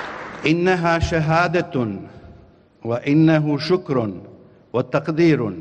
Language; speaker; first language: Arabic; non-native, fluent; Bosnian